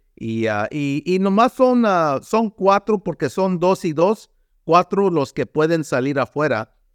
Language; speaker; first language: Spanish; early bilingual, heritage; Spanish